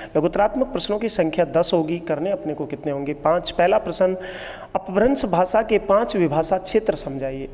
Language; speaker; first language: Hindi; native; Hindi